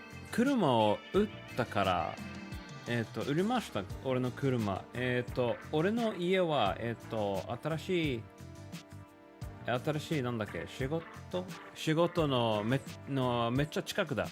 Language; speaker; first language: Japanese; non-native, learner; English